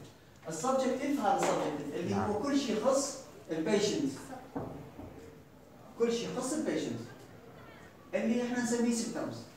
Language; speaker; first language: Arabic; native; Arabic